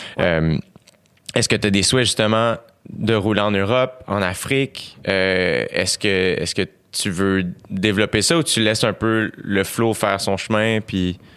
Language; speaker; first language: French; native; French